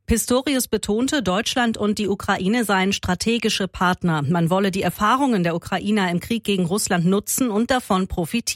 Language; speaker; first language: German; native; German